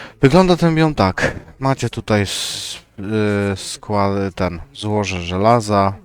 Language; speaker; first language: Polish; native; Polish